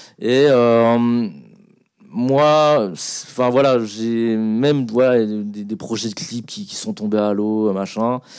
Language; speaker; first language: French; native; French